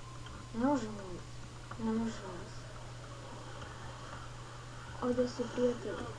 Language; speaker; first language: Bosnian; early bilingual, heritage; Bosnian